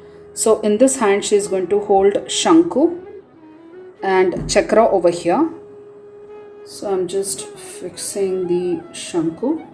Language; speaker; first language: English; non-native, local second language; Kannada